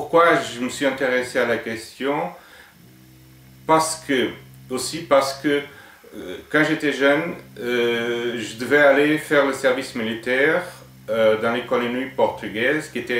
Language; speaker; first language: French; non-native, fluent; Portuguese